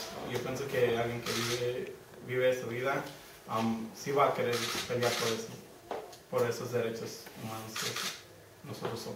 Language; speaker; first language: Spanish; early bilingual, heritage; Spanish